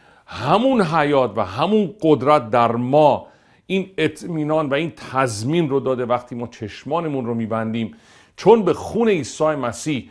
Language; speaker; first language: Persian; native; Persian